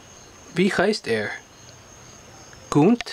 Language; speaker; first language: German; non-native, learner; Russian